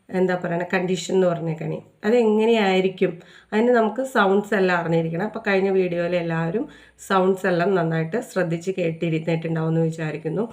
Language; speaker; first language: Malayalam; native; Malayalam